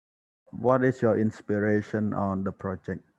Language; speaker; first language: English; non-native, learner; Khmer